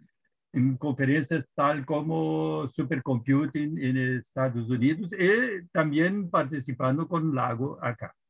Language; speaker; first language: Spanish; non-native, fluent; Portuguese